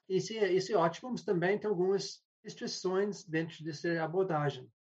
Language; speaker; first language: Portuguese; non-native, fluent; English